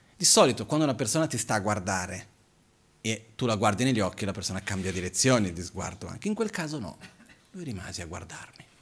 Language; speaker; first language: Italian; non-native, fluent; Portuguese